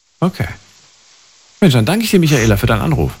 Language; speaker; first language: German; native; German